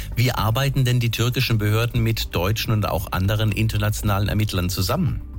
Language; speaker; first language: German; native; German